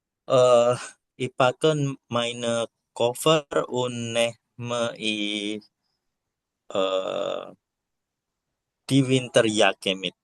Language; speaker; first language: German; non-native, learner; Indonesian